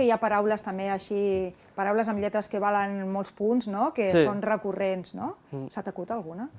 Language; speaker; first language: Catalan; native; Catalan